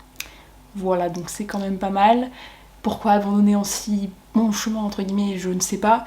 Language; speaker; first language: French; native; French